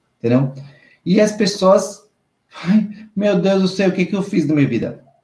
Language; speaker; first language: Portuguese; non-native, fluent; Hebrew